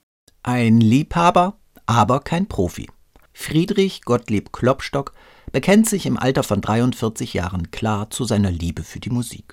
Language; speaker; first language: German; native; German